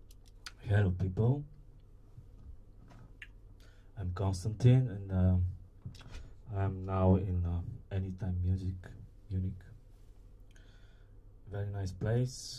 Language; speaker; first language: English; non-native, learner; Bulgarian